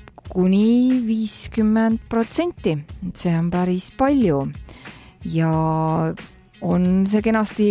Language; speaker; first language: Estonian; native; Estonian